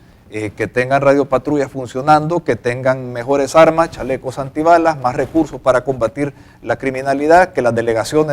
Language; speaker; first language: Spanish; native; Spanish